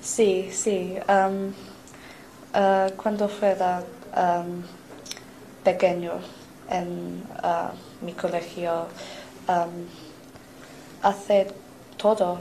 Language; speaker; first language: Spanish; non-native, learner; English